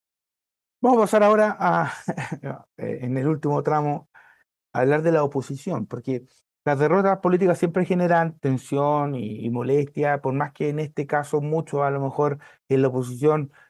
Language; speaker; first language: Spanish; native; Spanish